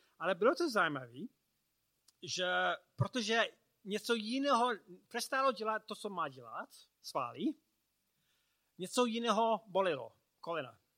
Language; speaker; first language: Czech; non-native, learner; English